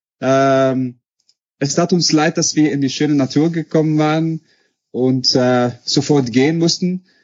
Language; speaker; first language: German; non-native, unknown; Dutch